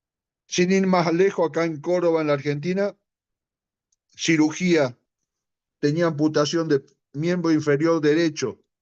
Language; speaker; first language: Spanish; native; Spanish